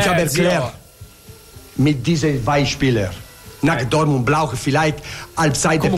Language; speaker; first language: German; non-native, learner; Italian